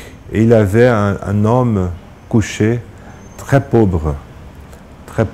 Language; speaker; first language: French; non-native, fluent; Portuguese